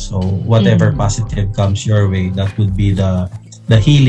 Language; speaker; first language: English; non-native, local second language; Hiligaynon